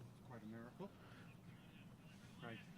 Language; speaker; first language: English; native; English